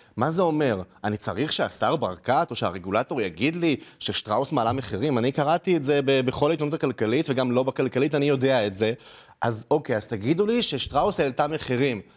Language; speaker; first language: Hebrew; native; Hebrew